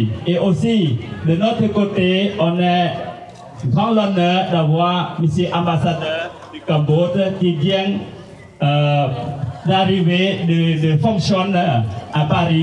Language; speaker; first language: French; non-native, fluent; Khmer